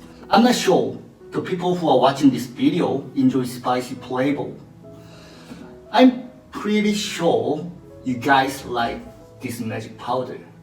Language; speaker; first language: English; non-native, learner; Korean